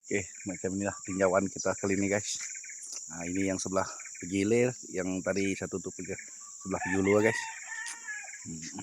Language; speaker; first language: Malay; non-native, local second language; Iban